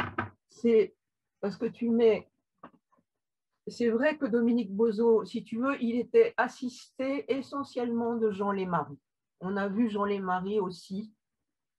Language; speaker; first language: French; native; French